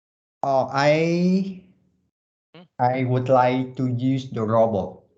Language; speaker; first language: English; non-native, learner; Vietnamese